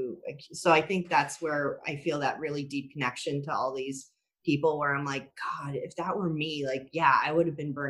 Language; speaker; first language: English; native; English